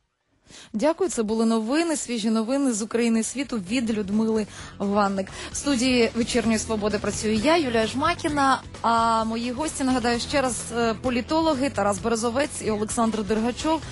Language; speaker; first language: Ukrainian; native; Ukrainian